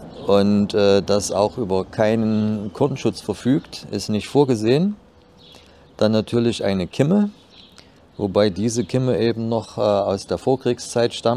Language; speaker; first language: German; native; German